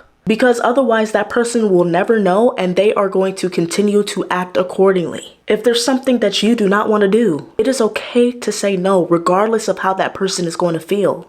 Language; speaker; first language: English; native; English